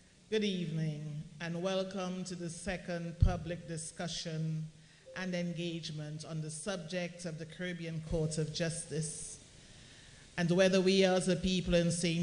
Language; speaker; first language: English; non-native, local second language; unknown